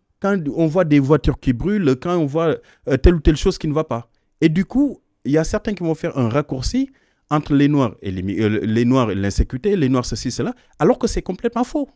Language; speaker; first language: French; non-native, local second language; Wolof